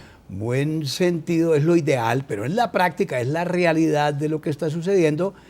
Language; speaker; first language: Spanish; native; Spanish